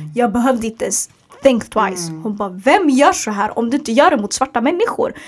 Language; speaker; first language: Swedish; early bilingual, other home language; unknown